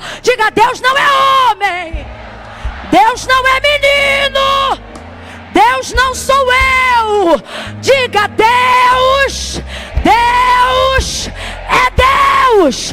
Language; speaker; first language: Portuguese; native; Portuguese